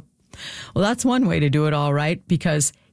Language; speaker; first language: English; native; English